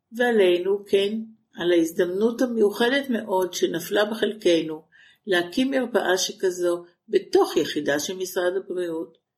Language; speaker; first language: Hebrew; native; Hebrew